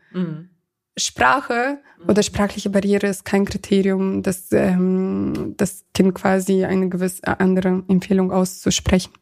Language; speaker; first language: German; early bilingual, other home language; Russian